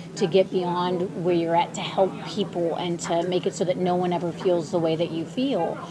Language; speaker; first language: English; early bilingual, other home language; Ukrainian